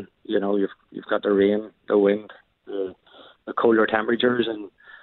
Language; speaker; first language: English; native; English